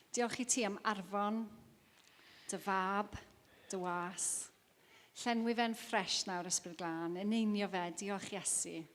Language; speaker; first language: Welsh; non-native, local second language; English